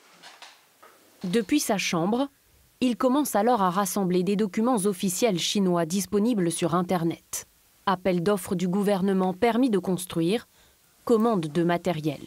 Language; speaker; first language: French; native; French